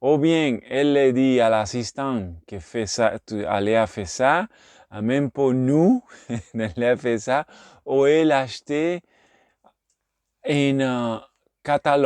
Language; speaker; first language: French; non-native, learner; Spanish